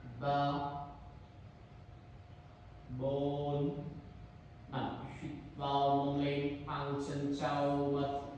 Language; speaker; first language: Vietnamese; non-native, learner; Indonesian